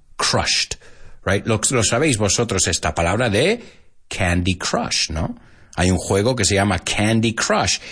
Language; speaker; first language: Spanish; non-native, fluent; English